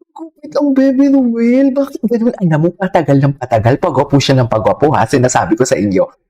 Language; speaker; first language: Filipino; non-native, local second language; Hiligaynon